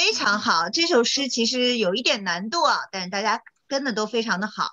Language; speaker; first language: Chinese; native; Chinese